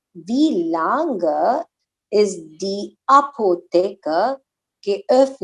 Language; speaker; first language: German; non-native, learner; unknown